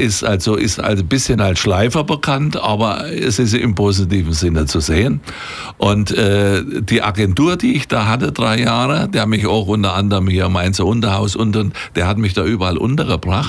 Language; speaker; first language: German; native; German